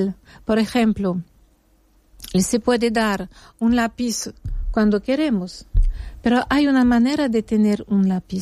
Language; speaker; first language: Spanish; non-native, fluent; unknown